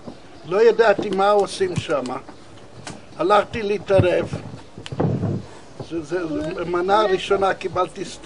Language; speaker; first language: Hebrew; non-native, fluent; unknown